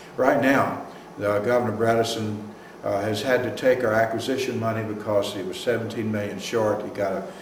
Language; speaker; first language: English; native; English